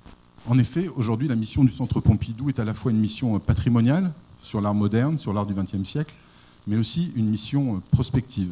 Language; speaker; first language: French; native; French